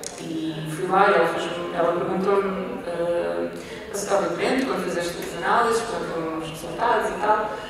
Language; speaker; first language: Portuguese; native; Portuguese